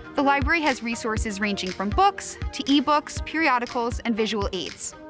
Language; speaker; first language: English; native; English